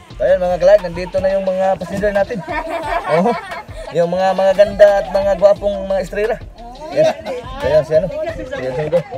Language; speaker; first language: Filipino; non-native, local second language; Cebuano